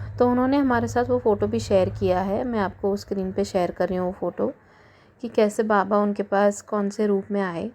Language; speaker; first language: Hindi; native; Hindi